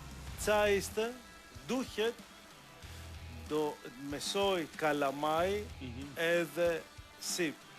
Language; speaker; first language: Albanian; non-native, learner; Greek